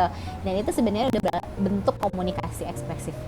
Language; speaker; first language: Indonesian; native; Indonesian